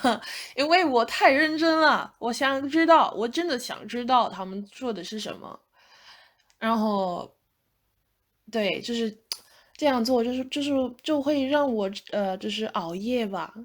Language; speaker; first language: Chinese; non-native, fluent; English